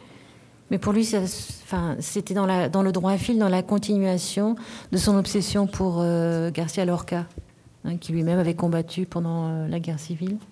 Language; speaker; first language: French; native; French